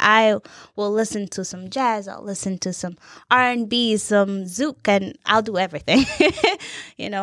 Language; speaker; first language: English; non-native, local second language; Ganda